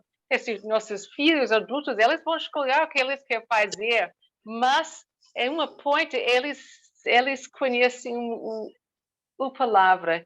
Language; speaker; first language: Portuguese; non-native, learner; English